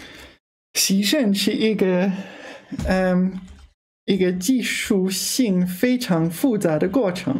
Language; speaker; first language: Chinese; non-native, learner; English